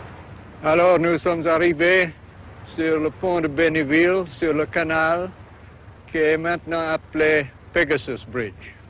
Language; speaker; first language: French; non-native, learner; English